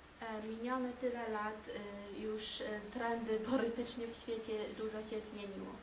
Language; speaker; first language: Polish; non-native, learner; Chinese